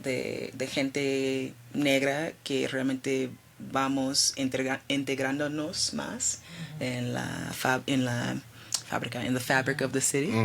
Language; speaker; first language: Spanish; early bilingual, heritage; Spanish